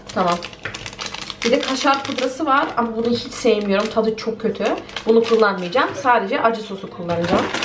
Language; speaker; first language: Turkish; non-native, fluent; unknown